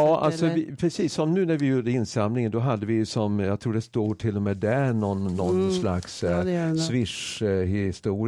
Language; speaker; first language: Swedish; native; Swedish